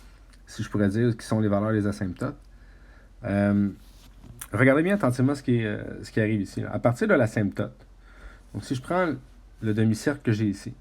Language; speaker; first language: French; native; French